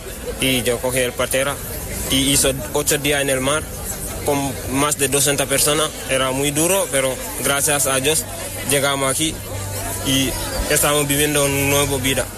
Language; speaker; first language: Spanish; non-native, learner; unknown